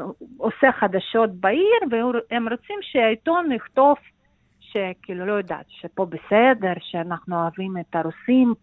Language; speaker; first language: Hebrew; non-native, fluent; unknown